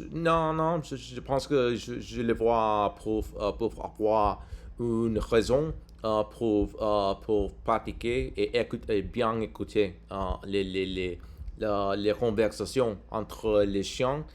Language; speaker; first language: French; non-native, learner; English